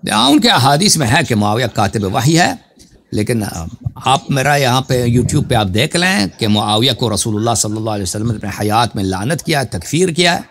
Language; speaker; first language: Urdu; non-native, fluent; Persian